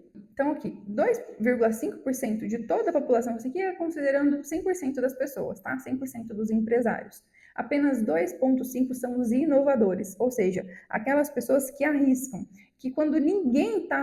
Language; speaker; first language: Portuguese; native; Portuguese